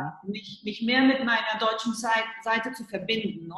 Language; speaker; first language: German; early bilingual, heritage; Spanish